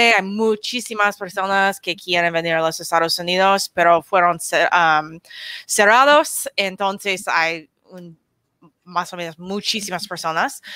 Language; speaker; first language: Spanish; non-native, learner; English